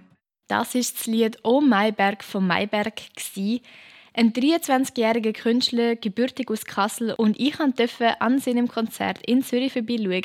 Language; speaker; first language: German; native; German